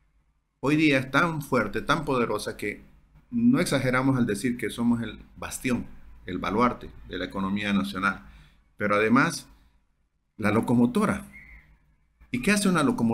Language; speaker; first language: Spanish; native; Spanish